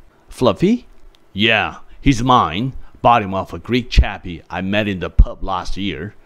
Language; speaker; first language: English; non-native, fluent; Korean